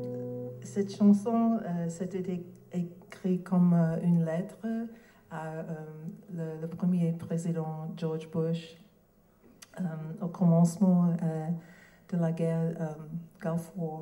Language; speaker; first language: French; non-native, learner; English